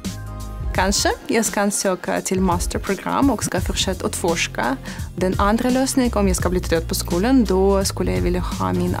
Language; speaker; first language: Swedish; non-native, fluent; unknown